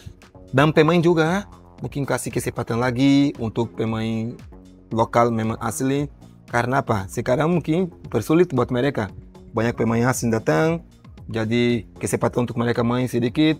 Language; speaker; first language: Indonesian; non-native, learner; Portuguese